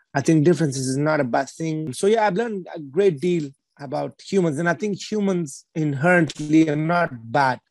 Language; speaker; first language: English; non-native, fluent; Persian